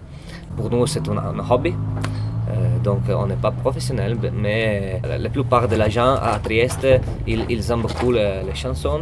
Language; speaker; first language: French; non-native, learner; Italian